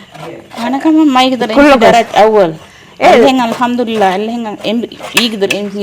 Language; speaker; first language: Arabic; non-native, learner; Sinhala